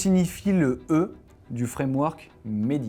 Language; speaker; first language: French; native; French